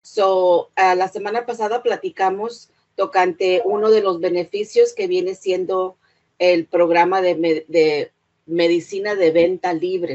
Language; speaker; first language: Spanish; early bilingual, heritage; Spanish